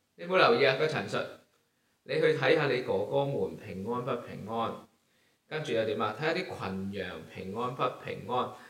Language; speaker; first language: Chinese; non-native, local second language; Cantonese